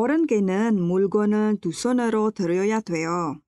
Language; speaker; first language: Korean; non-native, learner; Indonesian